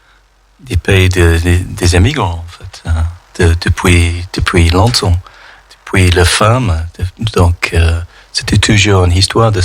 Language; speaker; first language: French; non-native, fluent; English